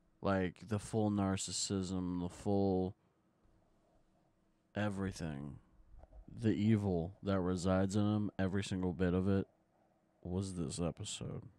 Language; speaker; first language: English; native; English